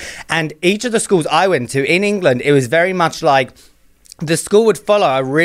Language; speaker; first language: English; native; English